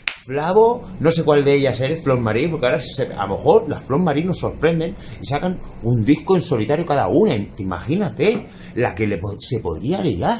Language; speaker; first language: Spanish; native; Spanish